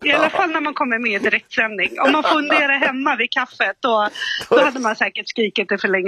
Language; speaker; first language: Swedish; native; Swedish